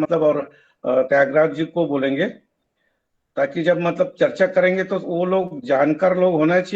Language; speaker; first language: Hindi; native; Hindi